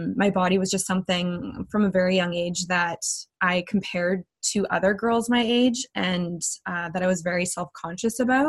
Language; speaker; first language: English; native; English